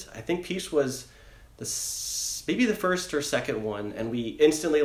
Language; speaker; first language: English; native; English